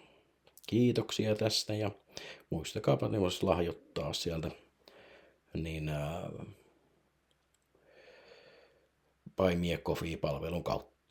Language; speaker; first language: Finnish; native; Finnish